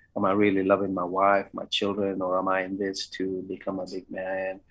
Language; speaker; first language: English; non-native, local second language; Kannada